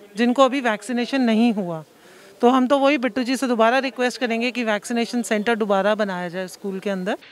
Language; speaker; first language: Hindi; native; Hindi